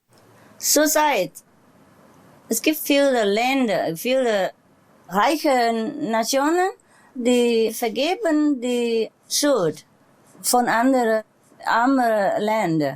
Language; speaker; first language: German; non-native, learner; Vietnamese